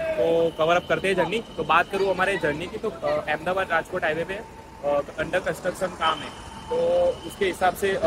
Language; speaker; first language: Hindi; non-native, local second language; Gujarati